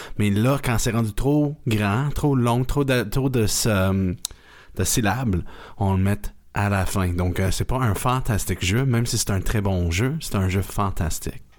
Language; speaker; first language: French; native; French